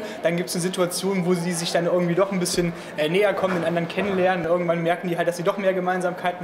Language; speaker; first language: German; native; German